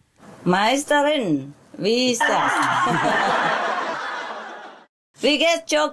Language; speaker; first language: German; non-native, learner; Vietnamese